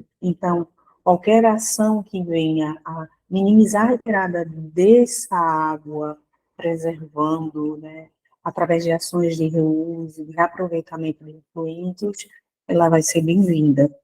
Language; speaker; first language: Portuguese; native; Portuguese